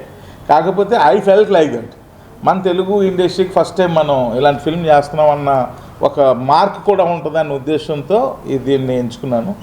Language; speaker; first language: Telugu; native; Telugu